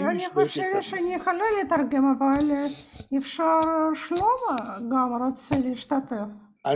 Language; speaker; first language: Hebrew; non-native, fluent; Russian